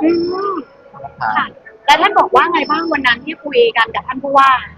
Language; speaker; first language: Thai; native; Thai